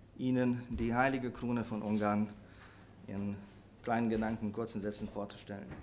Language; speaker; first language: German; non-native, fluent; Hungarian